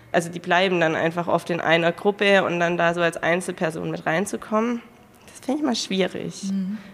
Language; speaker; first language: German; native; German